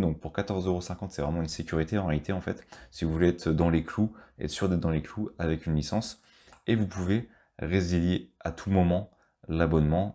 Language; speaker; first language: French; native; French